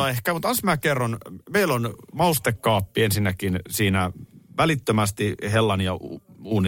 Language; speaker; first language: Finnish; native; Finnish